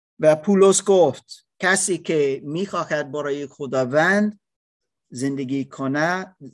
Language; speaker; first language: Persian; non-native, learner; English